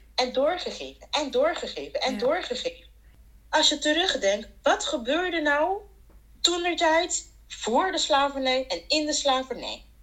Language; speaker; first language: Dutch; non-native, local second language; Papiamento